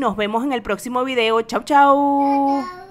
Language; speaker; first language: Spanish; native; Spanish